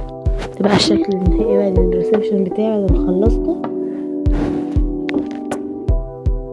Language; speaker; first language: Arabic; native; Arabic